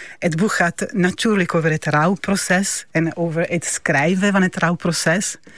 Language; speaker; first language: Dutch; non-native, fluent; Italian